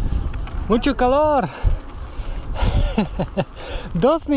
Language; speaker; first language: Spanish; non-native, learner; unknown